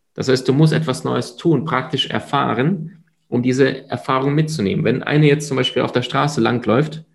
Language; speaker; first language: German; early bilingual, other home language; Russian